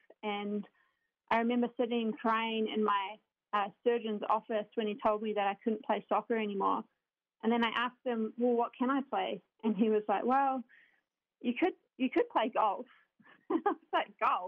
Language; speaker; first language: English; native; English